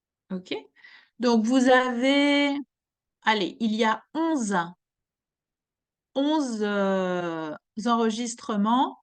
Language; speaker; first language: French; native; French